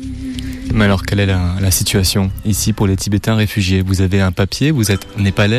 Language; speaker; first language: French; native; French